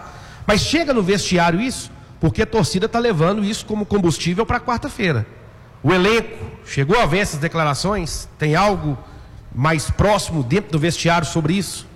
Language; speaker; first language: Portuguese; native; Portuguese